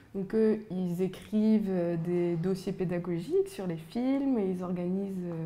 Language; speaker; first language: French; native; French